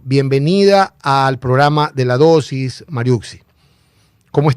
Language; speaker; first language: Spanish; native; Spanish